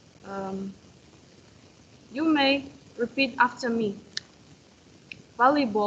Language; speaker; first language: English; non-native, learner; Kazakh